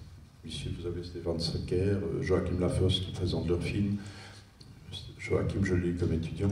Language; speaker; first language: French; native; French